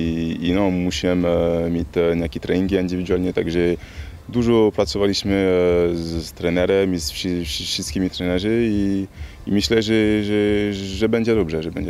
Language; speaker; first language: Polish; non-native, learner; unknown